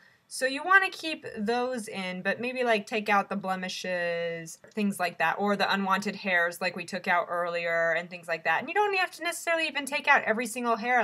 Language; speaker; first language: English; native; English